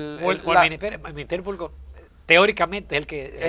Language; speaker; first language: Spanish; native; Spanish